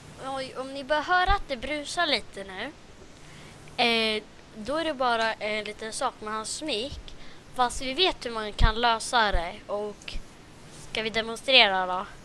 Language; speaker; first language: Swedish; native; Swedish